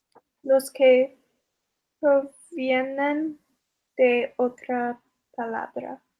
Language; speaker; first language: Spanish; non-native, learner; English